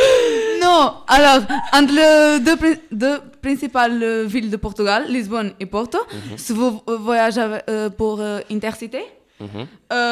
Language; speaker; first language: French; non-native, learner; Portuguese